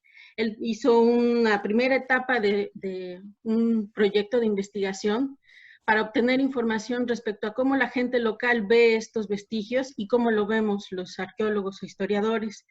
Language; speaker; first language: Spanish; native; Spanish